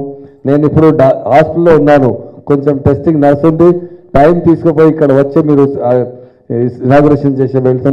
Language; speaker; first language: Telugu; non-native, local second language; Urdu